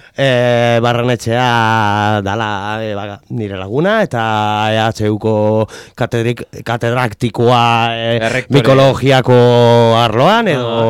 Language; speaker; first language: Basque; non-native, local second language; Spanish